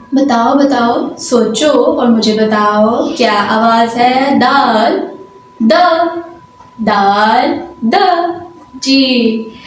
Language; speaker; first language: Urdu; non-native, local second language; Punjabi